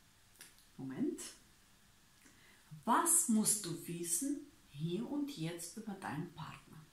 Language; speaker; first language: German; non-native, learner; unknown